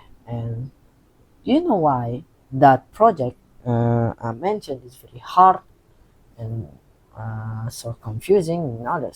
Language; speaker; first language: English; non-native, learner; Indonesian